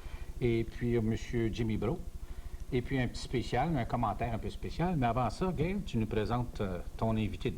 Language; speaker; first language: French; native; French